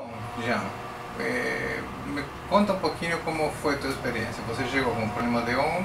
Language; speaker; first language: Spanish; non-native, learner; Portuguese